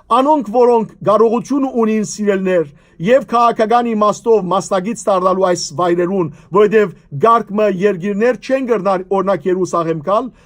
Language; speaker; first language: Armenian; native; Armenian